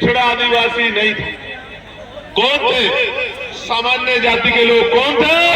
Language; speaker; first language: Hindi; native; Hindi